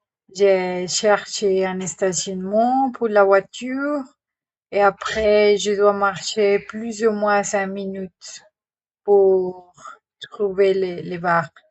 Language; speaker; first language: French; non-native, learner; Spanish